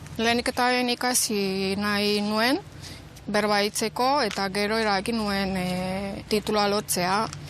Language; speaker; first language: Basque; non-native, fluent; Romanian